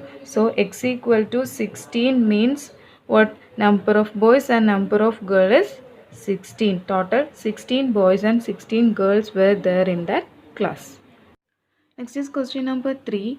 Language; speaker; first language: English; non-native, local second language; Malayalam